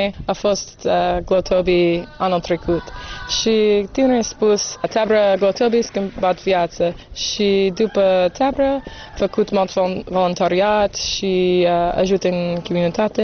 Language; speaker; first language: Romanian; non-native, learner; English